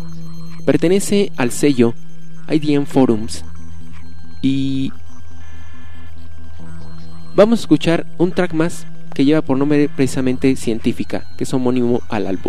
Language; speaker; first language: Spanish; native; Spanish